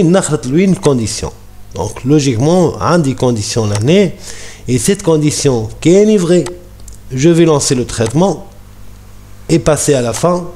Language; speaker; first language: French; non-native, local second language; Arabic